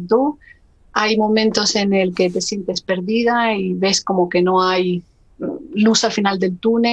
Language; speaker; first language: Spanish; native; Spanish